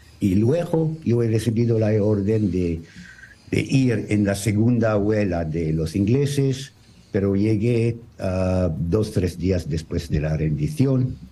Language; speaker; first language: Spanish; non-native, learner; French